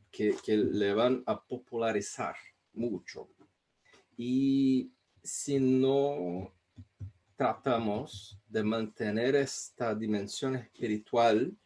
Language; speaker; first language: Spanish; non-native, fluent; Portuguese